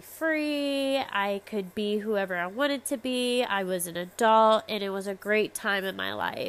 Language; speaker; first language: English; native; English